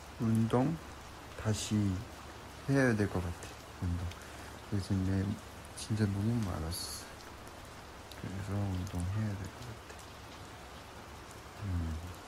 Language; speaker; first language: Korean; non-native, learner; Chinese